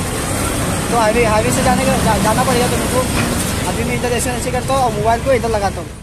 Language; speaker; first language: Hindi; native; Hindi